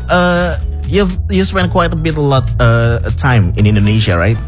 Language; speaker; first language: English; non-native, fluent; Indonesian